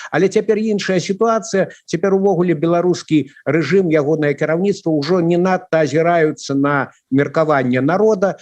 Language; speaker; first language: Belarusian; native; Belarusian